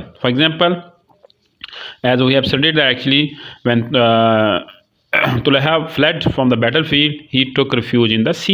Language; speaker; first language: English; non-native, local second language; Urdu